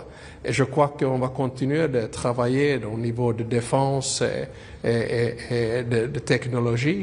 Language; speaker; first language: French; non-native, fluent; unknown